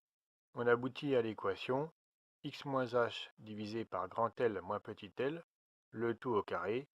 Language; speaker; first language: French; native; French